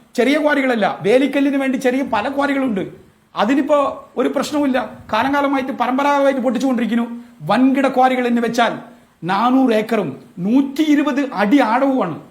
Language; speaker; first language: Malayalam; non-native, local second language; Tamil